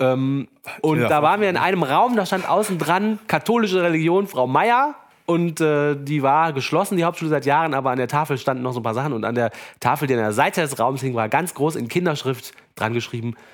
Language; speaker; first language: German; native; German